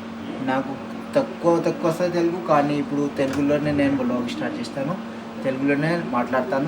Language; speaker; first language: Telugu; non-native, local second language; Hindi